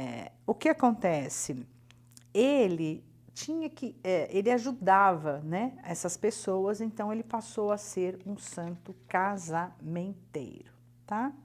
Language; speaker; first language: Portuguese; native; Portuguese